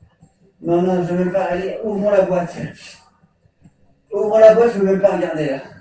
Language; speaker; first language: French; native; French